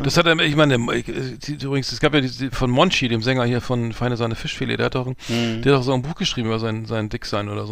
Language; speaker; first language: German; native; German